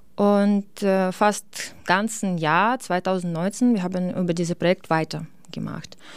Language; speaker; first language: German; non-native, learner; Ukrainian